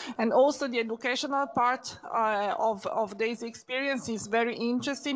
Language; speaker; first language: English; non-native, fluent; Italian